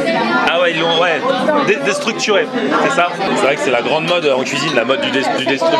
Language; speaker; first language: French; native; French